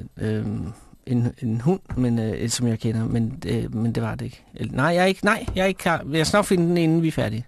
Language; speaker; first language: Danish; native; Danish